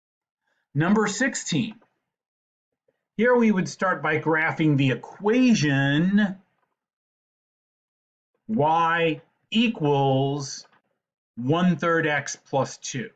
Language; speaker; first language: English; native; English